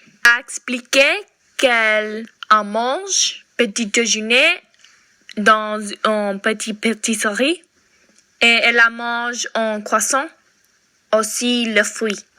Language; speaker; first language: French; non-native, learner; English